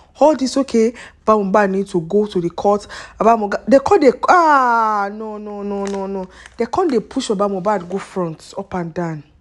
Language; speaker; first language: Nigerian Pidgin; non-native, local second language; Yoruba